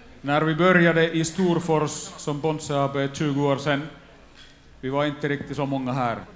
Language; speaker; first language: Swedish; non-native, fluent; Finnish